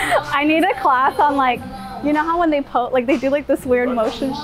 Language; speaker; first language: English; early bilingual, other home language; Spanish